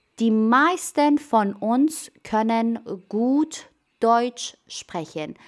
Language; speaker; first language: German; non-native, fluent; Persian